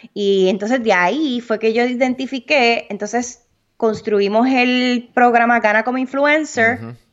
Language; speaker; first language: Spanish; early bilingual, heritage; Spanish